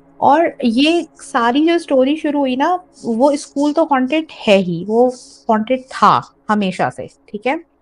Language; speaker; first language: Urdu; native; Urdu